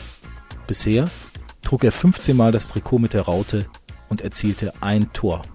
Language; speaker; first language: German; native; German